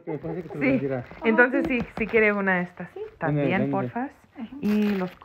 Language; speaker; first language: Spanish; non-native, learner; English